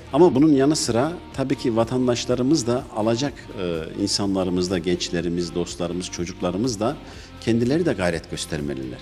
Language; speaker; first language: Turkish; early bilingual, heritage; Turkish